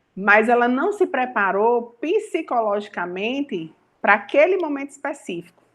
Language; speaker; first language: Portuguese; native; Portuguese